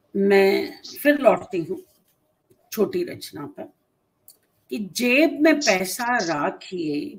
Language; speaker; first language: Hindi; native; Hindi